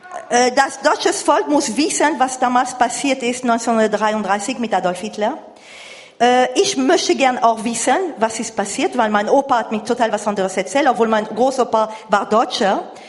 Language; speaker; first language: German; non-native, fluent; Arabic